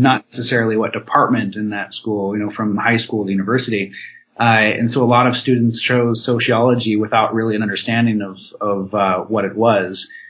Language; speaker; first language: English; native; English